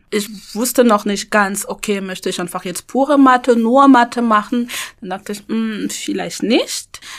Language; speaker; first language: German; non-native, fluent; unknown